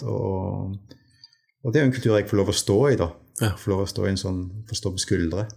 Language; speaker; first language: Norwegian; native; Norwegian